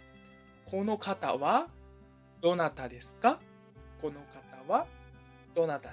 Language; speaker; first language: Japanese; non-native, fluent; Chinese